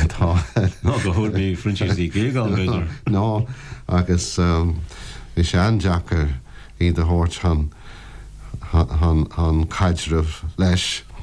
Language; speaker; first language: Irish; non-native, local second language; English